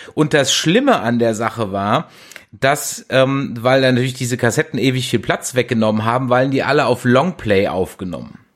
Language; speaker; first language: German; native; German